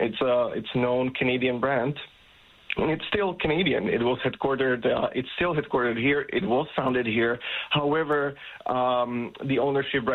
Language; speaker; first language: English; non-native, fluent; Slovak